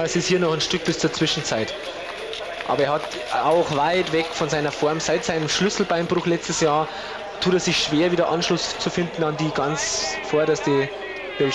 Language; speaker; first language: German; native; German